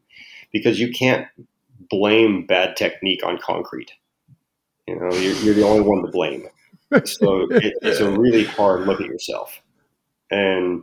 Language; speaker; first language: English; native; English